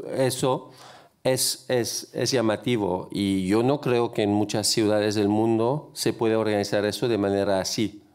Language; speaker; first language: Spanish; non-native, fluent; French